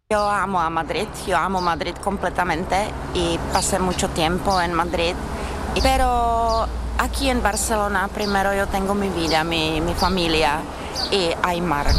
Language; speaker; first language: Spanish; non-native, learner; Czech